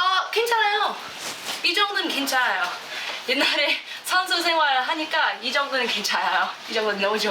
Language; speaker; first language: Korean; non-native, fluent; English